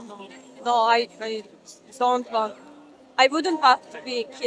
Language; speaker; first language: English; non-native, learner; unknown